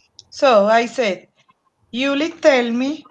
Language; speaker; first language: English; non-native, learner; Spanish